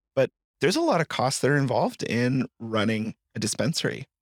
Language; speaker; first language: English; native; English